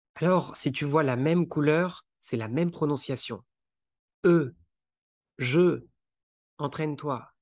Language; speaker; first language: French; native; French